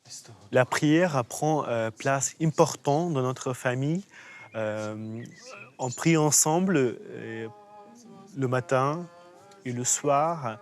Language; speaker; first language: French; non-native, fluent; Ukrainian